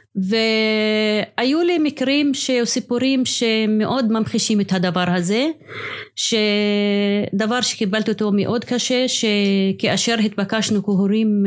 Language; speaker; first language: Hebrew; non-native, local second language; Arabic